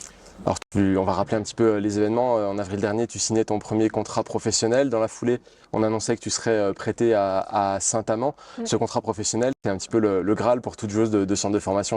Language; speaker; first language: French; native; French